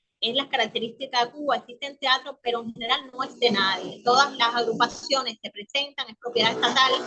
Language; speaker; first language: Spanish; native; Spanish